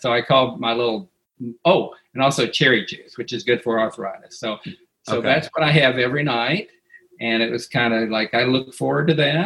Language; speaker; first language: English; native; English